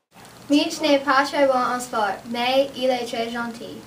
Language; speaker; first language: French; non-native, learner; English